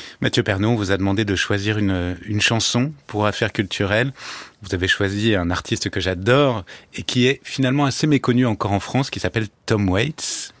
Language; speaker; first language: French; native; French